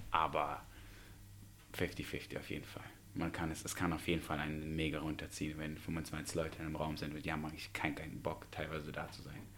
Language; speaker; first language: German; early bilingual, other home language; Russian